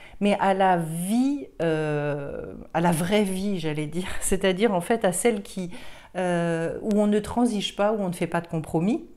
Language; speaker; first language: French; native; French